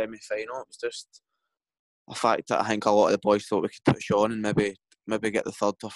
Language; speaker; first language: English; native; English